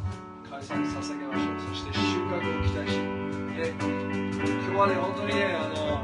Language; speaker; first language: Japanese; non-native, fluent; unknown